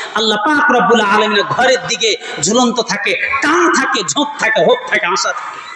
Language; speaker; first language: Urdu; non-native, local second language; Bangla